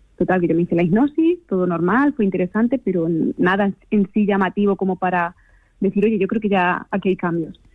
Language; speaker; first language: Spanish; native; Spanish